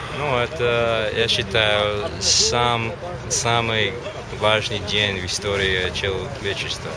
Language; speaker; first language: Russian; non-native, learner; English